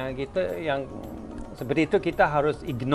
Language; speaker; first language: Indonesian; non-native, fluent; Swedish